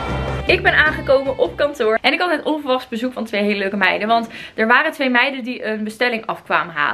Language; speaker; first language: Dutch; native; Dutch